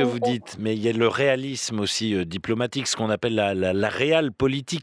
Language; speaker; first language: French; native; French